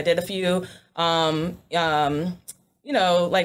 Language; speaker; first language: English; native; English